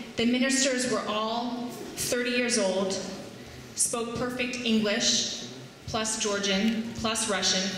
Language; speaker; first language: English; native; English